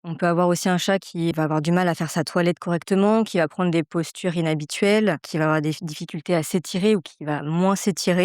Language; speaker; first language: French; native; French